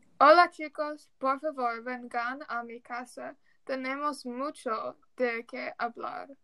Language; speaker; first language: Spanish; non-native, learner; English